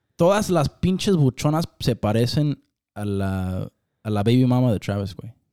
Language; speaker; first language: Spanish; early bilingual, heritage; Spanish